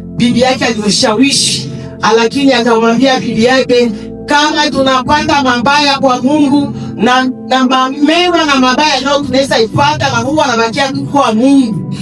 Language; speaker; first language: Swahili; native; Swahili